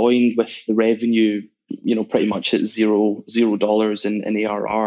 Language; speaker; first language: English; native; English